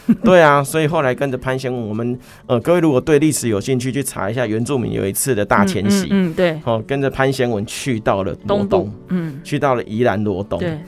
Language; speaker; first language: Chinese; native; Chinese